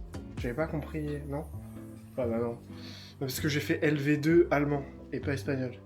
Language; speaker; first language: French; native; French